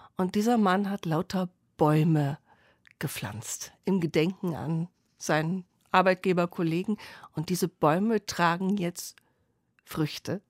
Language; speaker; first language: German; native; German